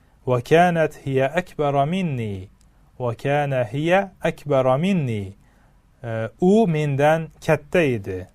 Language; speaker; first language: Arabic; non-native, fluent; Uzbek